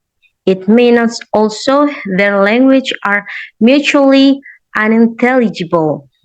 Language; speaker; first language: English; non-native, learner; Indonesian